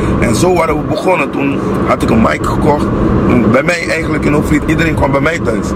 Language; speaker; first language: Dutch; non-native, local second language; Papiamento